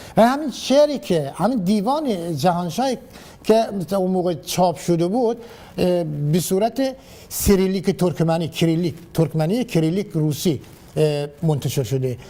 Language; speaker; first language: Persian; non-native, local second language; Turkmen